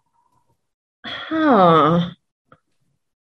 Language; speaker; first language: English; non-native, local second language; Chinese